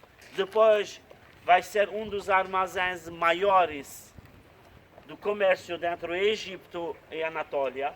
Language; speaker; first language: Portuguese; non-native, fluent; Turkish